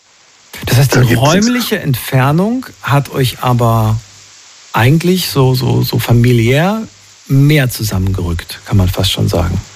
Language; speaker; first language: German; native; German